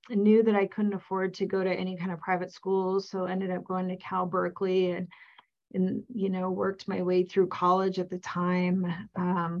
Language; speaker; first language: English; native; English